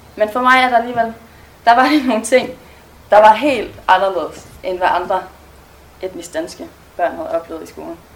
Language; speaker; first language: Danish; non-native, local second language; German